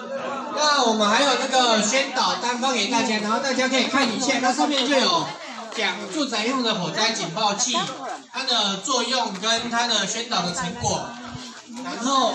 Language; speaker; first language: Chinese; native; Chinese